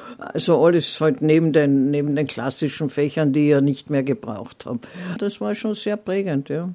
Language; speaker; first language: German; native; German